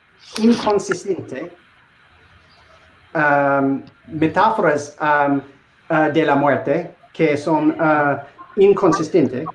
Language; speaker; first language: Spanish; non-native, learner; English